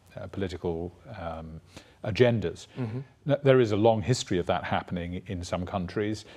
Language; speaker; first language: English; native; English